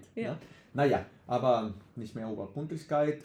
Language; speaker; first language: German; non-native, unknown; Spanish